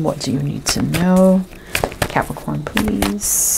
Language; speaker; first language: English; native; English